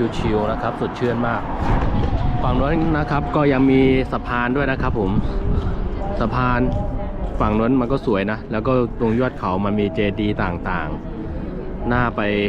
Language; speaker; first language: Thai; non-native, fluent; Chinese